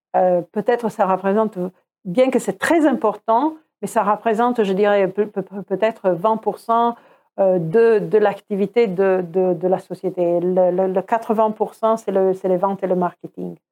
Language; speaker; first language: French; non-native, fluent; Croatian